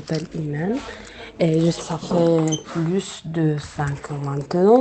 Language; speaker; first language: French; non-native, local second language; Arabic